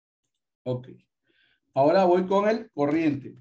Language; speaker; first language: Spanish; native; Spanish